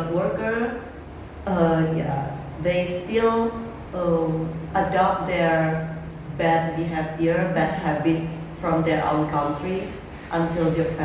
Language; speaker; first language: English; non-native, learner; Indonesian